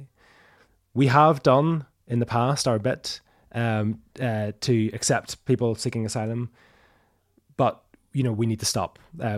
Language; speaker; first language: English; native; English